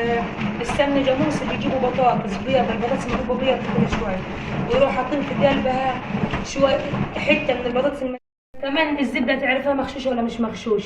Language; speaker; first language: Arabic; native; Arabic